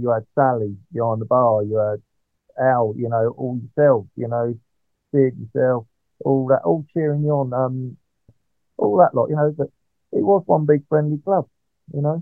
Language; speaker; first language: English; native; English